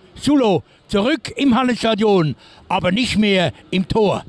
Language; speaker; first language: German; native; German